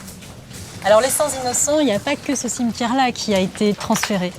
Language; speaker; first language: French; native; French